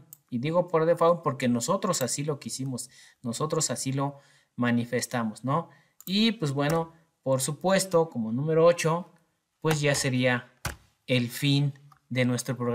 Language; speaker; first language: Spanish; native; Spanish